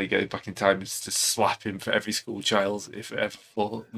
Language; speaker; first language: English; native; English